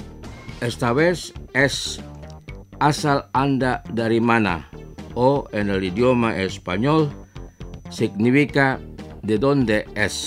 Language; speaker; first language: Spanish; non-native, fluent; Indonesian